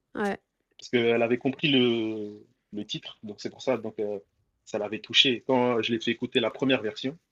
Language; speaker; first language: French; early bilingual, other home language; Comorian